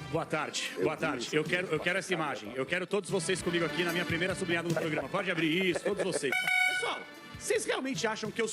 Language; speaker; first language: Portuguese; native; Portuguese